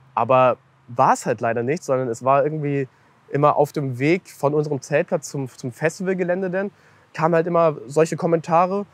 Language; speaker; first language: German; native; German